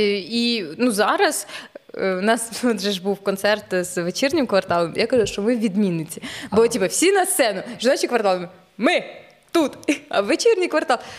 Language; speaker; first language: Ukrainian; non-native, local second language; Russian